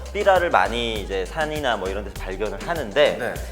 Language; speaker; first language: Korean; native; Korean